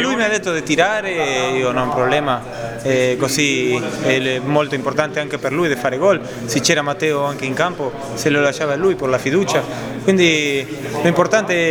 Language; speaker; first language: Italian; non-native, fluent; Spanish